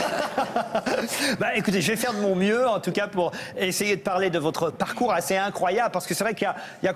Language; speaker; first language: French; native; French